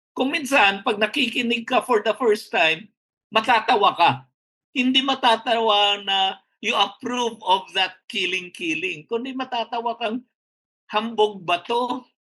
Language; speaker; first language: Filipino; non-native, local second language; Hiligaynon